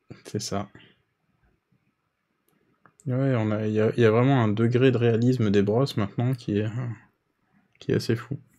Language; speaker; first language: French; native; French